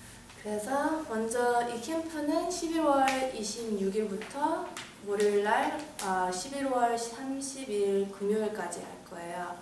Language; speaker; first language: Korean; early bilingual, heritage; Korean